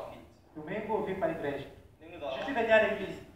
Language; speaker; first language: French; non-native, local second language; Lingala